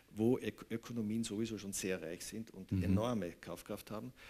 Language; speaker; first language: German; native; German